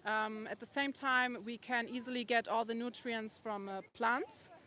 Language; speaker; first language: English; non-native, fluent; German